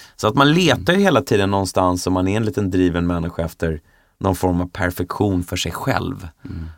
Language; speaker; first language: Swedish; native; Swedish